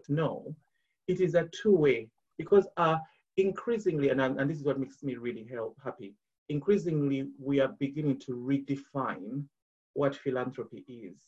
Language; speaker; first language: English; non-native, local second language; Ganda